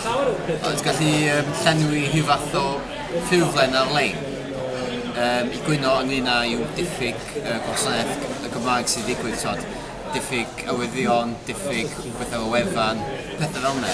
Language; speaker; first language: Welsh; native; Welsh